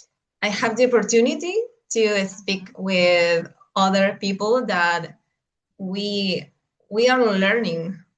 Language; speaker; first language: English; non-native, learner; Spanish